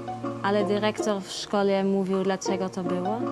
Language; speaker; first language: Polish; early bilingual, heritage; Polish